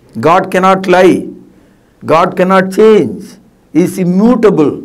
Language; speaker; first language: English; non-native, local second language; Tamil